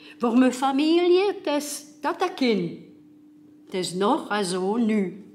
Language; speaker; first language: Dutch; non-native, local second language; French